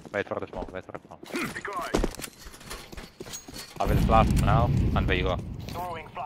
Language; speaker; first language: English; non-native, learner; Finnish